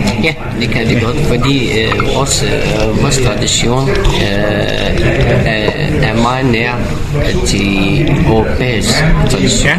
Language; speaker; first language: Danish; non-native, learner; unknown